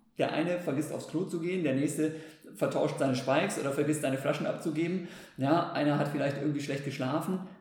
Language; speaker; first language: German; native; German